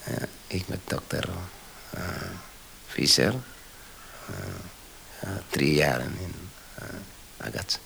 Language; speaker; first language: Dutch; non-native, learner; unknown